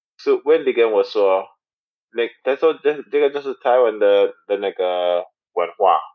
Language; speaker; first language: Chinese; non-native, learner; English